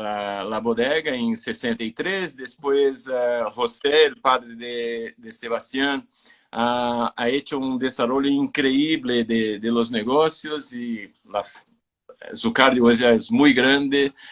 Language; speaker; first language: Spanish; non-native, fluent; Portuguese